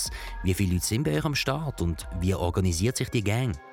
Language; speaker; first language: German; native; German